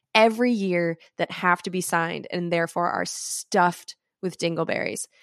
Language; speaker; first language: English; native; English